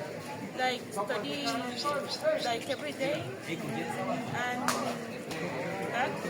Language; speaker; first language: English; non-native, learner; Spanish